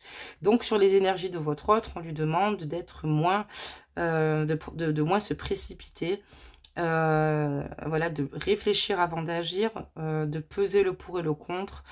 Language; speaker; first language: French; native; French